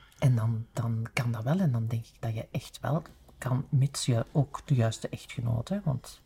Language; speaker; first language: Dutch; native; Dutch